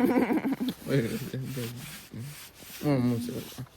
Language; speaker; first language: Finnish; non-native, learner; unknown